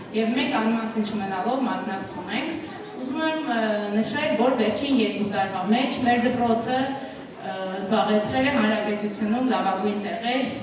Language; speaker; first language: Armenian; native; Armenian